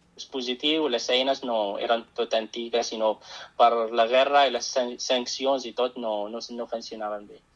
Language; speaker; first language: Catalan; non-native, fluent; Arabic